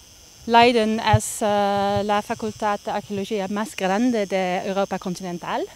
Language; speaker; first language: Spanish; non-native, learner; Dutch